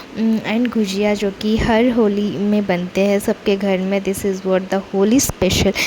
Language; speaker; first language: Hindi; non-native, local second language; Telugu